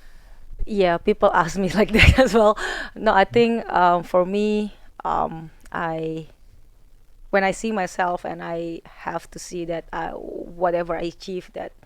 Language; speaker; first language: English; non-native, fluent; Indonesian